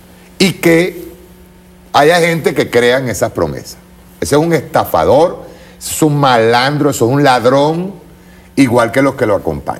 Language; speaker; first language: Spanish; native; Spanish